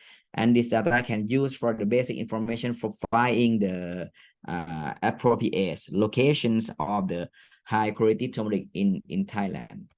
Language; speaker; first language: English; non-native, fluent; Thai